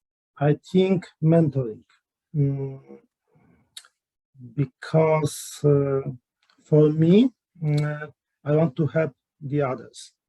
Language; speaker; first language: English; non-native, learner; Polish